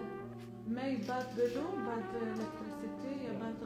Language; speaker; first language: French; non-native, learner; Arabic